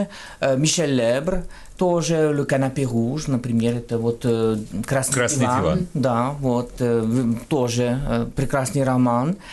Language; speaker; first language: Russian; non-native, fluent; French